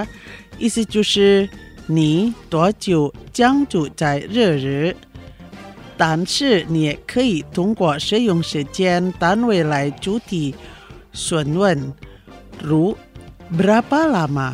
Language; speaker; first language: Chinese; non-native, fluent; Indonesian